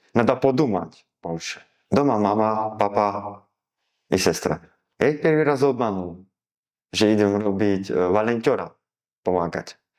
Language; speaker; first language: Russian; non-native, learner; Slovak